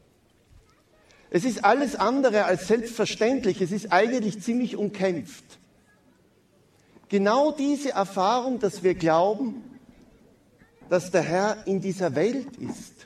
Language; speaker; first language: German; native; German